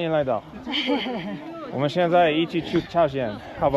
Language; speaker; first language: Chinese; non-native, learner; English